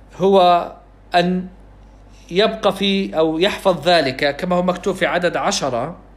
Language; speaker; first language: Arabic; non-native, fluent; English